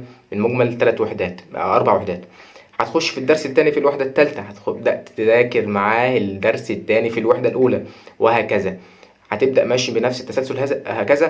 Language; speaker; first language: Arabic; native; Arabic